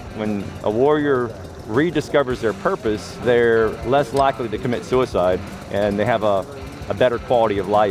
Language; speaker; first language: English; native; English